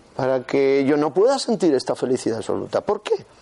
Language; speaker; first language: Spanish; native; Spanish